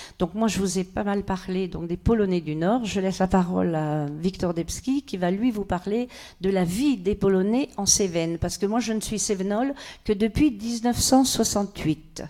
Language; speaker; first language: French; early bilingual, other home language; Polish